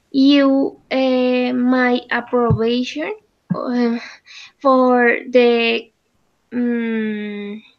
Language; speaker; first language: English; non-native, learner; Spanish